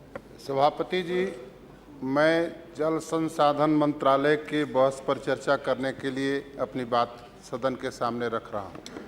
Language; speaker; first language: Hindi; native; Hindi